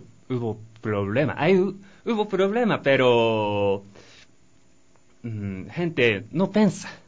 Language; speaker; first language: Spanish; non-native, learner; Japanese